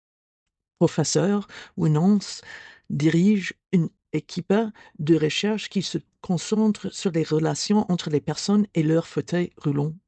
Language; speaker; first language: French; non-native, learner; English